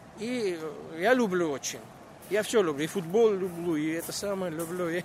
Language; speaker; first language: Russian; non-native, local second language; Georgian